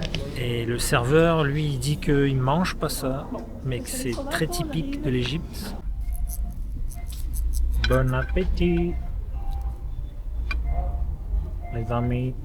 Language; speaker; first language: French; native; French